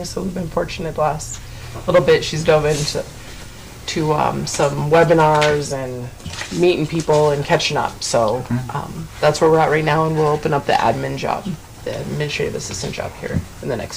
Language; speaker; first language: English; native; English